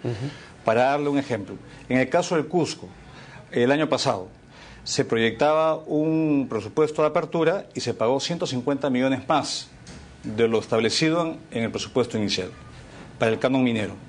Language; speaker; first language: Spanish; native; Spanish